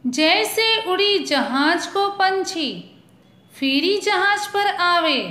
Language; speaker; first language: Hindi; non-native, local second language; Gujarati